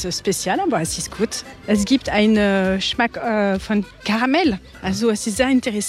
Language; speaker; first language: German; non-native, learner; French